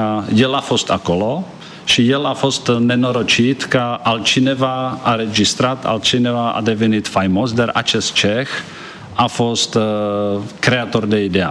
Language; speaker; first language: Romanian; non-native, learner; Czech